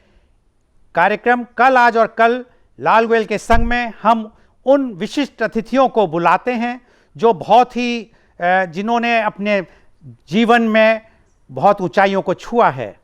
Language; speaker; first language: Hindi; native; Hindi